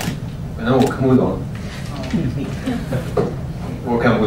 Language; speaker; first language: Chinese; non-native, learner; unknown